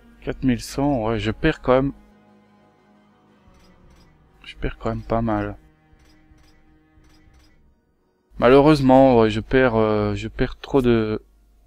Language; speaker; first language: French; native; French